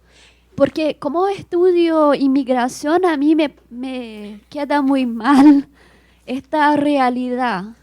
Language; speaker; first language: Spanish; non-native, learner; Portuguese